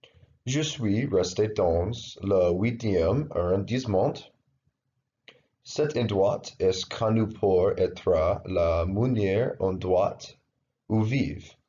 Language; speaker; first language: French; non-native, learner; English